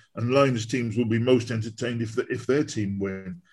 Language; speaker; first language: English; native; English